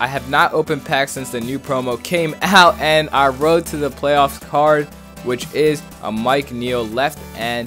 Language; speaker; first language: English; native; English